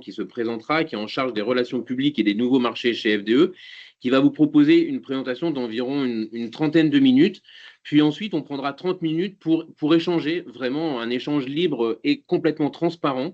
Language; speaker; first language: French; native; French